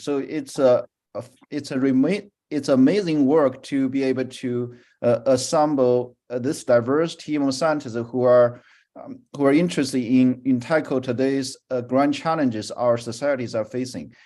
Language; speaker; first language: English; non-native, fluent; Chinese